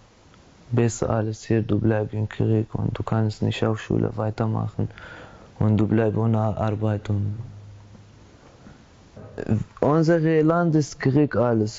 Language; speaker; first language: German; non-native, learner; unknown